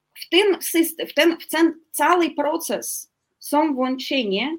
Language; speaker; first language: Polish; non-native, fluent; Russian